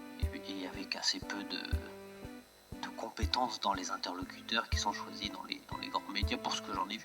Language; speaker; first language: French; native; French